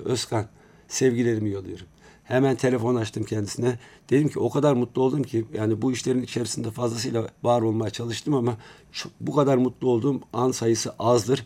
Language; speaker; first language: Turkish; native; Turkish